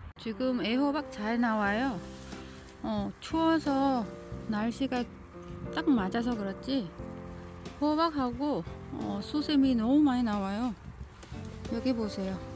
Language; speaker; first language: Korean; non-native, learner; Vietnamese